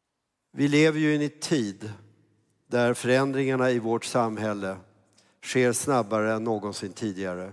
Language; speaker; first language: Swedish; native; Swedish